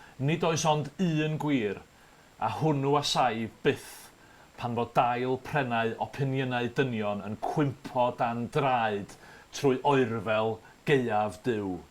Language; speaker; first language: Welsh; native; Welsh